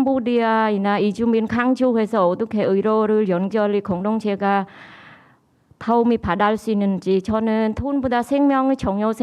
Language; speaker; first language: Korean; non-native, learner; Khmer